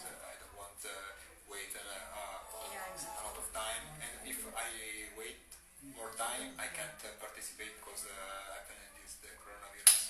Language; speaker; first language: English; non-native, learner; Italian